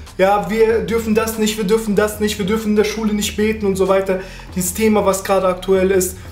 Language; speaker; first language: German; early bilingual, other home language; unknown